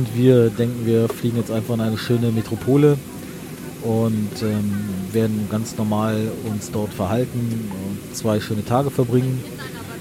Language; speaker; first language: German; native; German